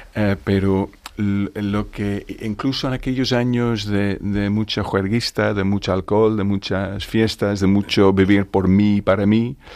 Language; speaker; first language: Spanish; non-native, fluent; English